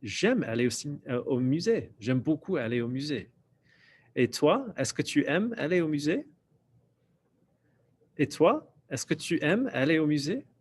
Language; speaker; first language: French; non-native, fluent; English